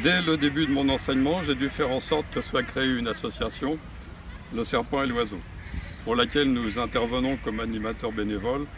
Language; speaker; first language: French; native; French